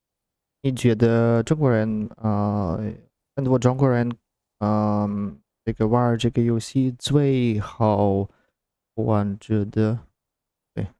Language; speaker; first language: Chinese; non-native, learner; Russian